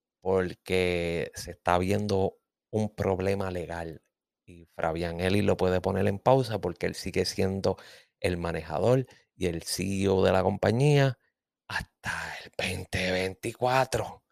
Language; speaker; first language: Spanish; native; Spanish